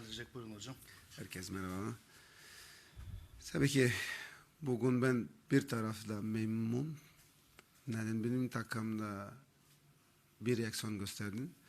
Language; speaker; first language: Turkish; non-native, learner; Portuguese